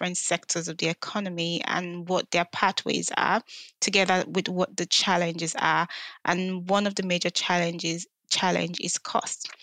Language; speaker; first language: English; non-native, local second language; Yoruba